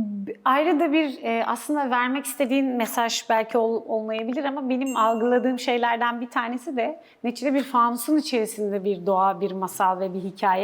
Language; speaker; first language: Turkish; native; Turkish